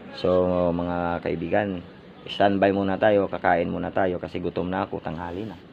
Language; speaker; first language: Filipino; non-native, fluent; Hiligaynon